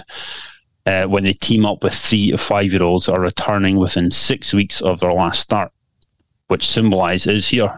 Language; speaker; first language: English; native; English